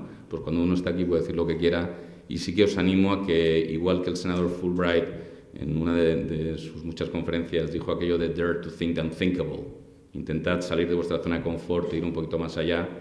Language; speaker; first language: Spanish; native; Spanish